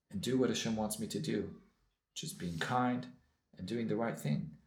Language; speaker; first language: English; native; English